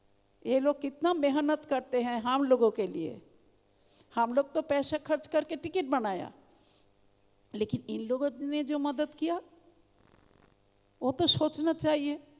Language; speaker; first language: Hindi; non-native, local second language; Bangla